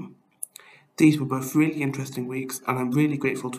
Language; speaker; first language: English; native; English